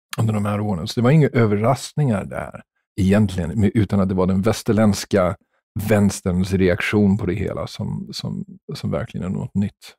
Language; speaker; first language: Swedish; non-native, fluent; English